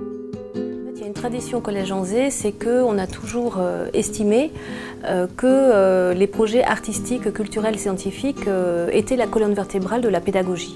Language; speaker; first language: French; native; French